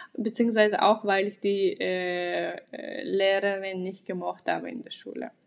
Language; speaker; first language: German; non-native, fluent; Russian